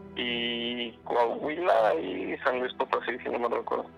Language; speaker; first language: Spanish; native; Spanish